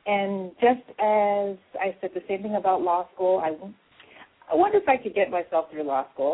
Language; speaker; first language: English; native; English